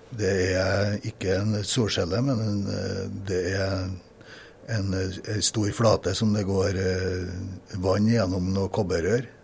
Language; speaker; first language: Norwegian; native; Norwegian